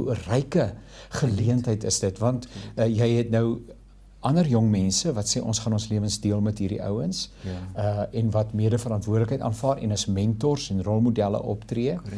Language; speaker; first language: Afrikaans; native; Afrikaans